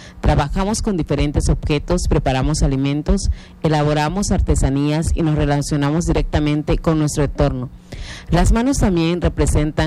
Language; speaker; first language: Spanish; non-native, local second language; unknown